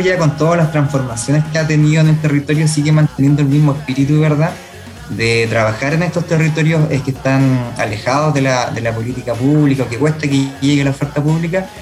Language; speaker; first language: Spanish; native; Spanish